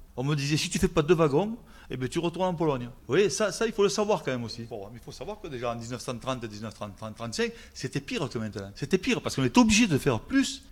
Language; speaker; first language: French; native; French